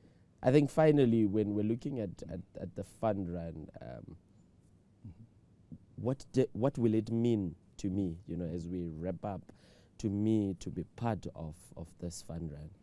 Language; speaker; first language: English; non-native, local second language; Shona